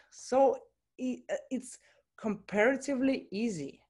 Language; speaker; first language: English; non-native, fluent; Russian